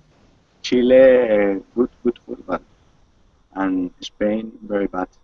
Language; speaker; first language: English; non-native, learner; Spanish